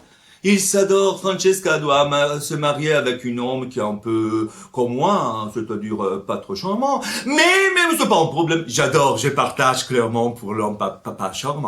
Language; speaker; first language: French; non-native, fluent; Italian